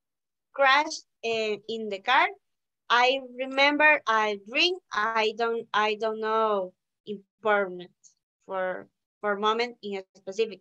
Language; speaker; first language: English; non-native, learner; Spanish